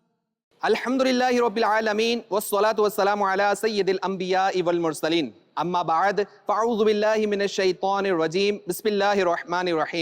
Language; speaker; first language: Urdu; native; Urdu